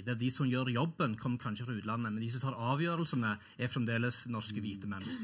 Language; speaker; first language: Norwegian; early bilingual, other home language; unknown